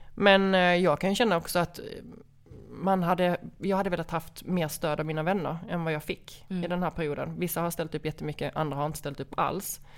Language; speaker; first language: Swedish; native; Swedish